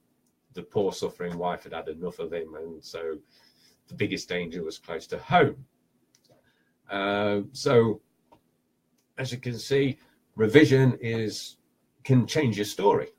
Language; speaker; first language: English; native; English